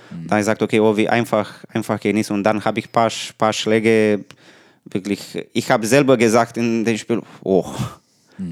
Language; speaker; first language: German; non-native, learner; Romanian